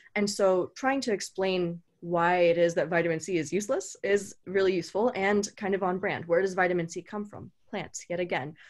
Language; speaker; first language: English; native; English